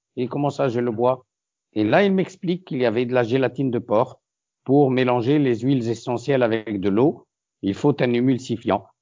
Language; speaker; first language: French; non-native, local second language; Arabic